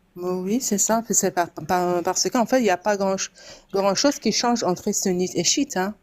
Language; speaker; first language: French; non-native, fluent; Persian